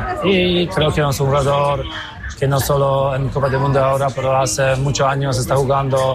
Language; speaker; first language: Spanish; non-native, fluent; Polish